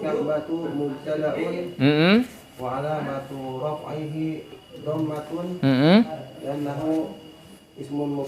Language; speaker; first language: Arabic; non-native, learner; Indonesian